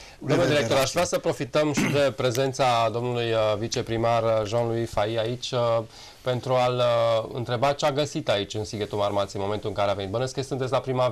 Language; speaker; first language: Romanian; native; Romanian